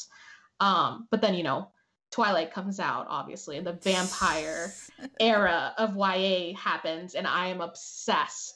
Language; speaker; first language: English; early bilingual, other home language; Spanish